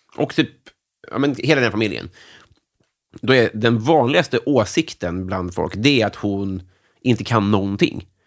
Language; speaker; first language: Swedish; native; Swedish